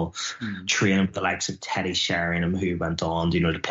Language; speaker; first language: English; native; English